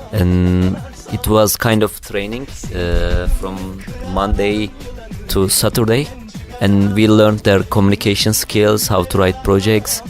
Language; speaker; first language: English; non-native, learner; Turkish